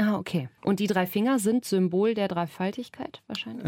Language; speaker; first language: German; native; German